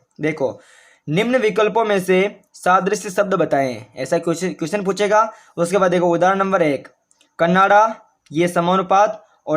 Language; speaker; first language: Hindi; native; Hindi